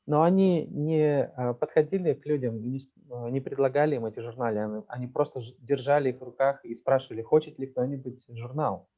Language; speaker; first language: Russian; native; Russian